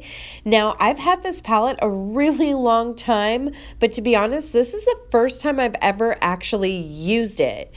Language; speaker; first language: English; native; English